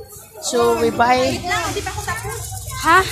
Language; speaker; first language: English; non-native, local second language; Cebuano